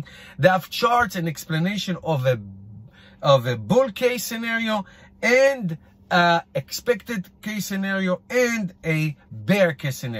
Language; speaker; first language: English; non-native, fluent; Hebrew